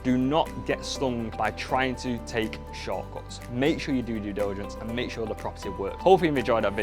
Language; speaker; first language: English; native; English